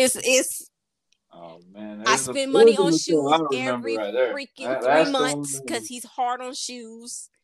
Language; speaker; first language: English; native; English